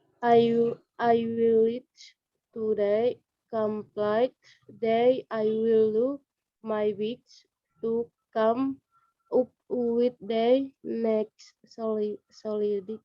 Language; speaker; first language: English; non-native, learner; Indonesian